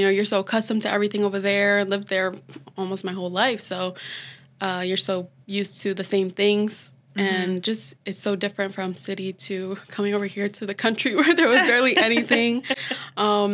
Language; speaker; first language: English; native; English